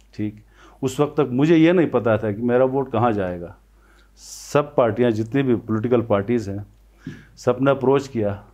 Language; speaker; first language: Urdu; non-native, local second language; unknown